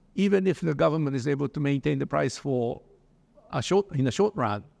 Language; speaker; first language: English; early bilingual, other home language; Japanese